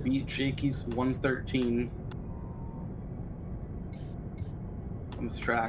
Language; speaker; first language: English; native; English